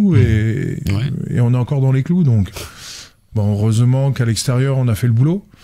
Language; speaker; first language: French; native; French